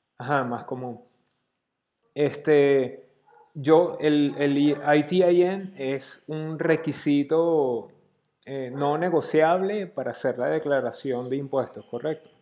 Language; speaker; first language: Spanish; native; Spanish